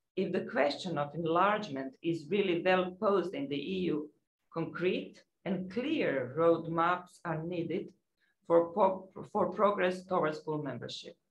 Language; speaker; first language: English; non-native, fluent; Croatian